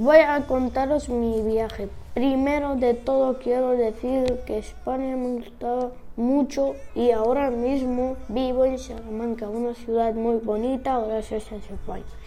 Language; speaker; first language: Spanish; early bilingual, other home language; Turkish